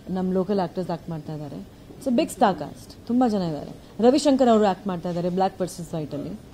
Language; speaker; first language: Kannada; non-native, fluent; Hindi